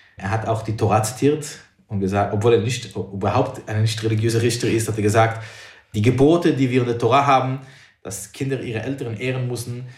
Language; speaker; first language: German; non-native, fluent; English